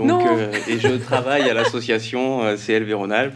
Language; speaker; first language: French; native; French